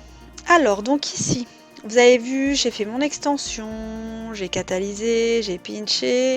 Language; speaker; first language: French; native; French